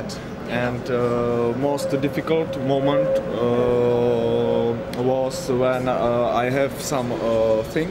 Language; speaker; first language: English; non-native, learner; Czech